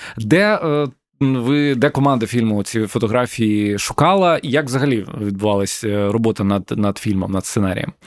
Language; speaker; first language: Ukrainian; native; Ukrainian